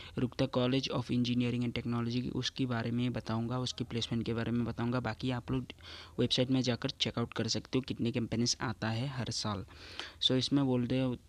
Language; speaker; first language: Hindi; non-native, local second language; Assamese